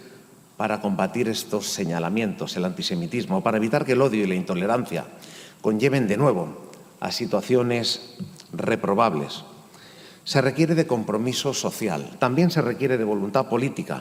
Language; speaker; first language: Spanish; native; Spanish